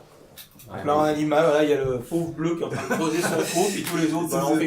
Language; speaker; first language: French; native; French